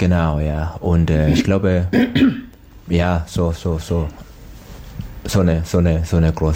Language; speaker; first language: German; non-native, learner; Swahili